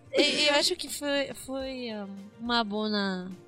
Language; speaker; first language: Portuguese; non-native, learner; Spanish